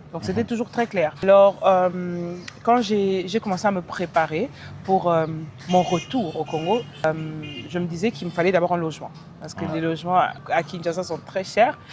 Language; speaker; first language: French; early bilingual, heritage; French